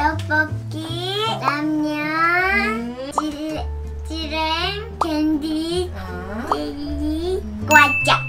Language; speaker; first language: Korean; early bilingual, other home language; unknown